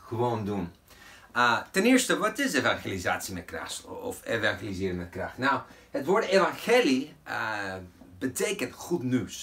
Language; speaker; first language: Dutch; non-native, fluent; English